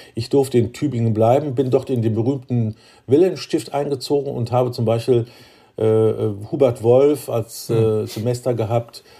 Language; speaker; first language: German; native; German